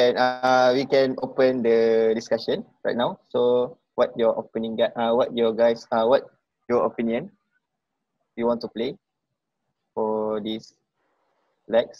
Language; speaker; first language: English; non-native, local second language; Malay